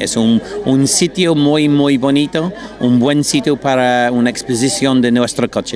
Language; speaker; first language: Spanish; non-native, learner; English